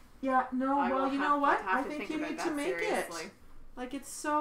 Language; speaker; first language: English; native; English